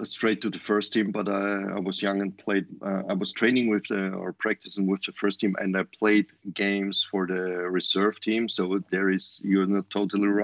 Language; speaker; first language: English; non-native, fluent; German